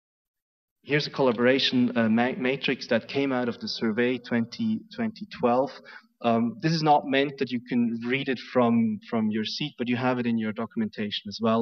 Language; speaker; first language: English; non-native, fluent; German